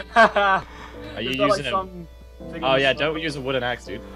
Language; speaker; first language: English; native; English